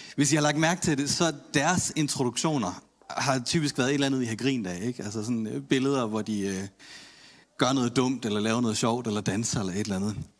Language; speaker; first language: Danish; early bilingual, other home language; Tamil